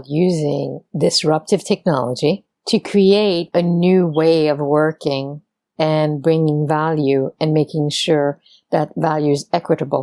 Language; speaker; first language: English; non-native, fluent; French